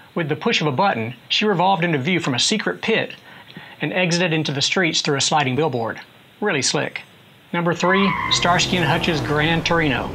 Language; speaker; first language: English; native; English